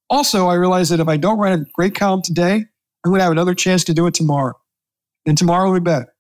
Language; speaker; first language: English; native; English